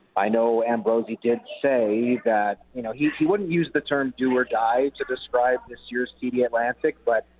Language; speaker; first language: English; native; English